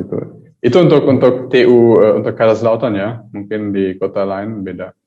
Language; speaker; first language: Indonesian; early bilingual, heritage; German